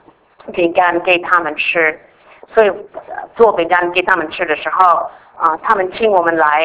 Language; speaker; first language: Chinese; non-native, fluent; English